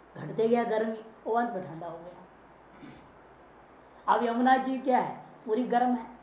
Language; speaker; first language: Hindi; native; Hindi